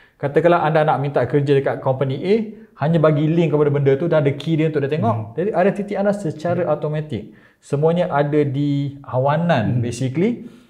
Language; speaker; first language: Malay; native; Malay